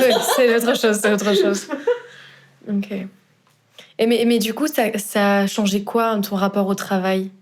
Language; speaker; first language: French; native; French